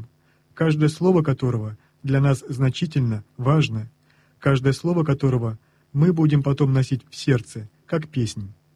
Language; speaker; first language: Russian; native; Russian